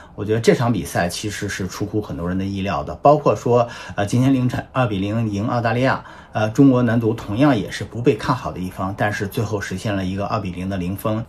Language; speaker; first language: Chinese; native; Chinese